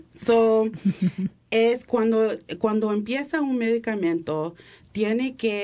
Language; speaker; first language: Spanish; early bilingual, heritage; English